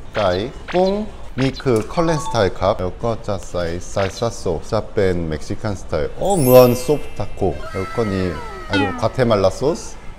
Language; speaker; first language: Thai; non-native, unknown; Korean